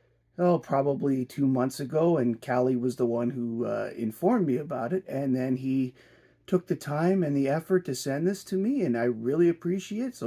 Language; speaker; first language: English; native; English